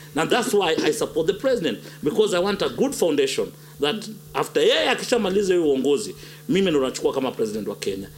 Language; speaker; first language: English; non-native, local second language; Luo (Kenya and Tanzania)